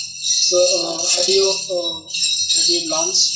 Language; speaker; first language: English; non-native, learner; Bangla